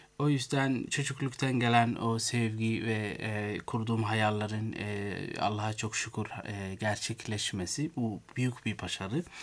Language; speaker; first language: Turkish; non-native, fluent; Somali